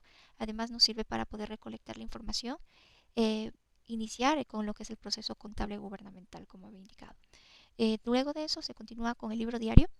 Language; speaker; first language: Spanish; native; Spanish